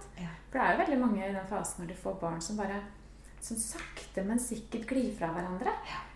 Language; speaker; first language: Norwegian; native; Norwegian